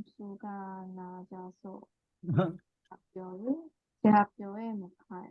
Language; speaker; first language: Korean; non-native, learner; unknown